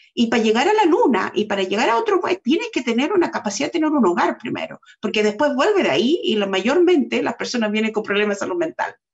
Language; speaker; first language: Spanish; native; Spanish